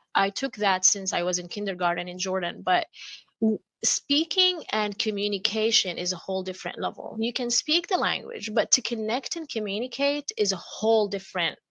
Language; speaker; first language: English; non-native, fluent; Arabic